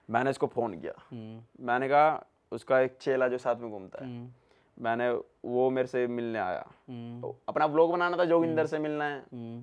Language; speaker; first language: Hindi; native; Hindi